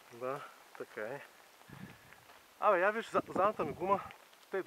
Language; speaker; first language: Bulgarian; native; Bulgarian